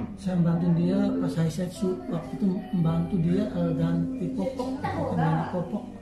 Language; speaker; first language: Indonesian; native; Indonesian